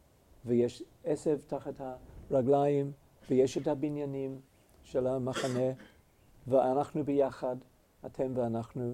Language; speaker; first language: Hebrew; non-native, fluent; English